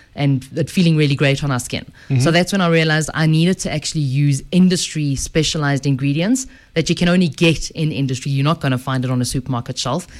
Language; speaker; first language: English; native; English